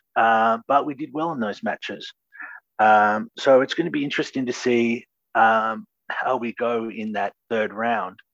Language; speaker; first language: English; native; English